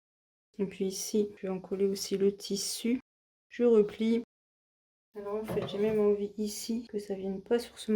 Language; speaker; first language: French; native; French